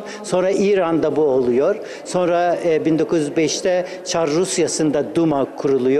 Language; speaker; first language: Turkish; early bilingual, other home language; Uzbek